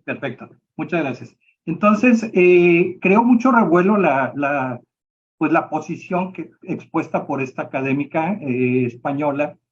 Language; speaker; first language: Spanish; native; Spanish